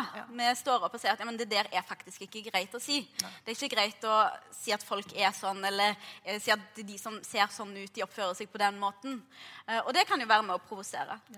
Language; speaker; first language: Norwegian; early bilingual, other home language; Arabic